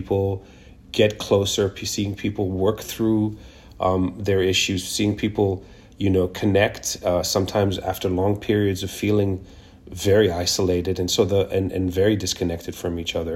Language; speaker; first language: English; non-native, local second language; Hebrew